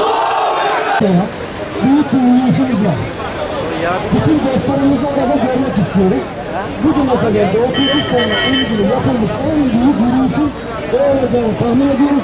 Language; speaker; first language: Turkish; native; Turkish